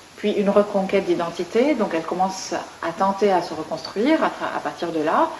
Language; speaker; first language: French; non-native, local second language; Arabic